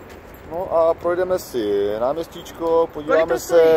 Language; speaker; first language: Czech; native; Czech